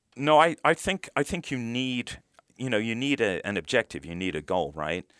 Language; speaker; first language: English; native; English